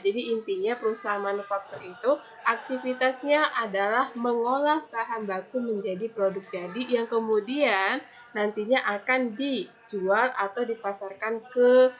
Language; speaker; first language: Indonesian; native; Indonesian